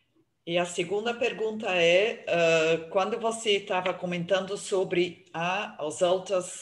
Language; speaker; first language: Portuguese; non-native, fluent; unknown